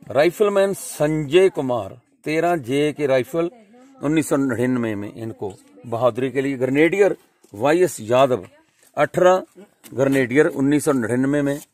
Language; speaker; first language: Hindi; non-native, local second language; Punjabi